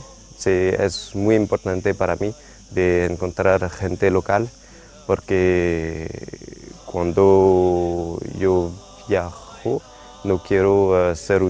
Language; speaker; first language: Spanish; non-native, learner; French